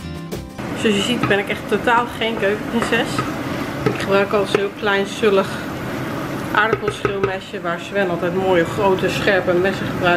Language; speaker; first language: Dutch; native; Dutch